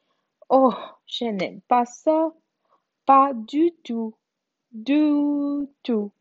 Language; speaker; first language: French; non-native, learner; Spanish